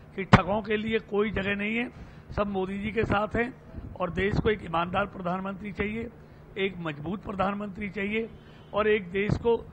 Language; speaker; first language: Hindi; native; Hindi